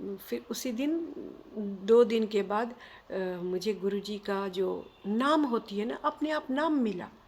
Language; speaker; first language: Hindi; non-native, local second language; Bangla